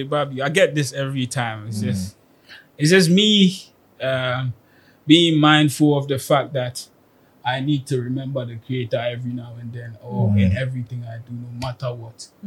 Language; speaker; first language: English; non-native, local second language; Akan